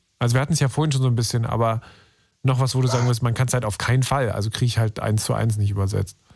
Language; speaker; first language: German; native; German